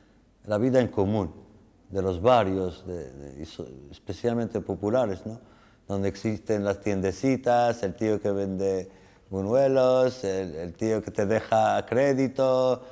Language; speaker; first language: Spanish; non-native, fluent; Arabic